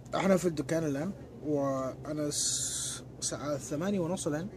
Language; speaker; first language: Arabic; early bilingual, heritage; Arabic